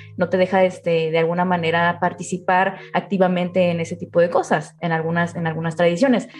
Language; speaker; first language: Spanish; native; Spanish